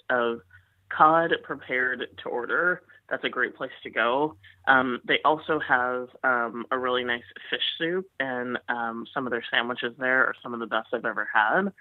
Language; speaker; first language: English; native; English